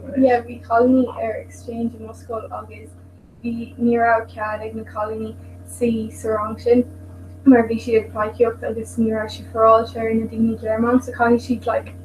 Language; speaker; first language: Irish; non-native, local second language; English